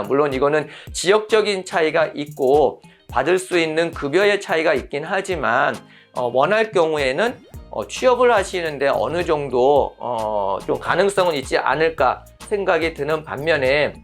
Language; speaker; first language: Korean; native; Korean